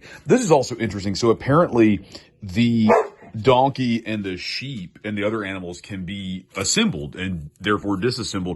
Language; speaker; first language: English; native; English